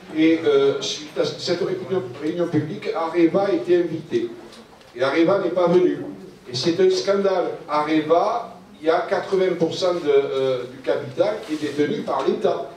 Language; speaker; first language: French; native; French